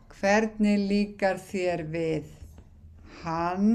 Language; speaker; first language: Icelandic; non-native, learner; Thai